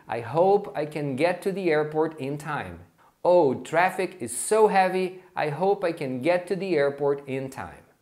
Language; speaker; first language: English; non-native, fluent; Portuguese